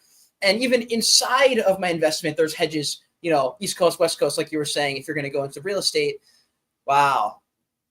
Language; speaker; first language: English; native; English